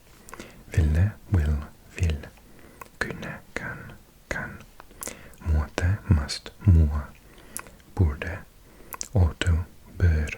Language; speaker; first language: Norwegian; non-native, learner; English